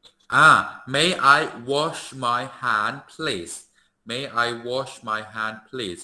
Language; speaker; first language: English; non-native, fluent; Thai